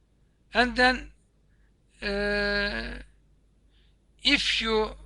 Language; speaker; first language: English; non-native, learner; Turkish